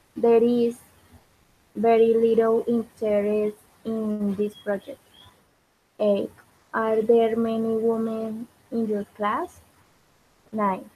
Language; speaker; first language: English; non-native, learner; Spanish